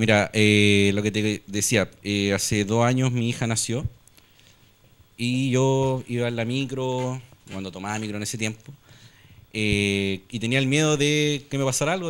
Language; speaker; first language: Spanish; native; Spanish